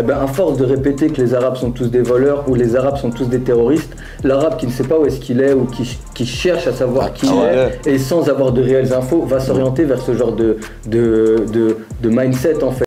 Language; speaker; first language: French; early bilingual, other home language; Arabic